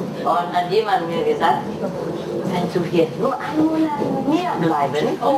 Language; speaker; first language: German; non-native, learner; Vietnamese